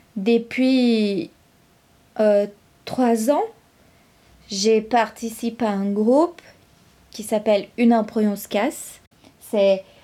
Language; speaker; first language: French; non-native, fluent; Portuguese